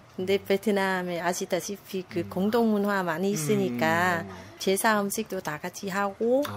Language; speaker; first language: Korean; non-native, fluent; Vietnamese